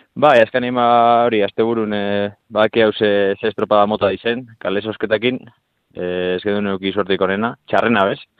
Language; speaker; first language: Basque; native; Basque